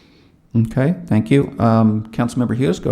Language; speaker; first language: English; native; English